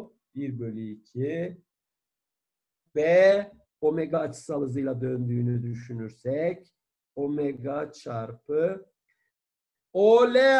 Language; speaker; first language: Turkish; native; Turkish